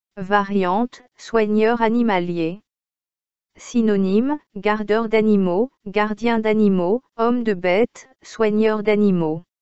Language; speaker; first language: French; native; French